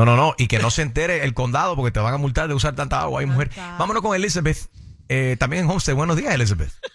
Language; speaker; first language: Spanish; native; Spanish